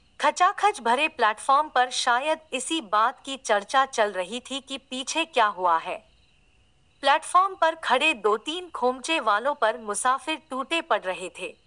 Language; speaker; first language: Hindi; native; Hindi